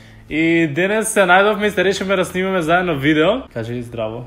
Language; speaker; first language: Macedonian; native; Macedonian